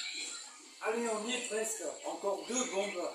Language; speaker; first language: French; native; French